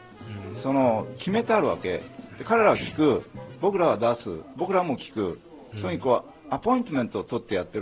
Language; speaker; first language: Japanese; native; Japanese